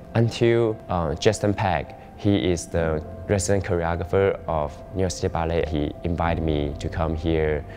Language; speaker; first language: English; non-native, fluent; Chinese